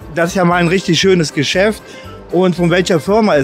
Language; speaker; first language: German; native; German